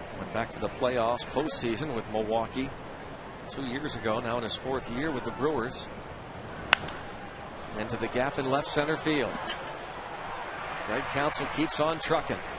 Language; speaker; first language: English; native; English